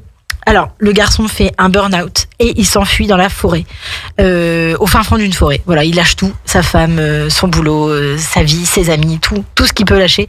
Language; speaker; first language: French; native; French